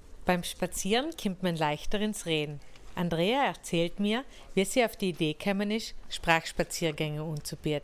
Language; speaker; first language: German; native; German